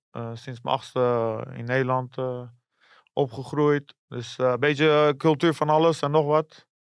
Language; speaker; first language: Dutch; early bilingual, other home language; Persian